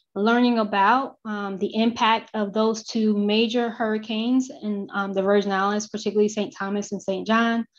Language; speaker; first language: English; native; English